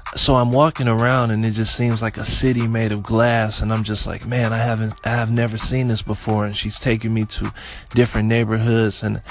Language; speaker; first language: English; native; English